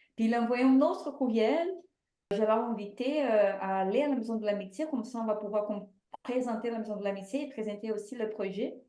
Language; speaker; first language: French; non-native, fluent; Portuguese